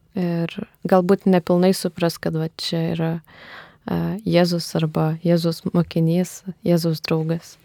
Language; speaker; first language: Lithuanian; native; Lithuanian